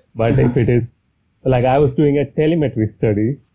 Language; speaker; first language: English; non-native, local second language; Tamil